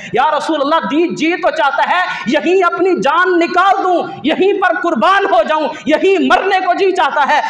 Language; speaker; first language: Urdu; native; Urdu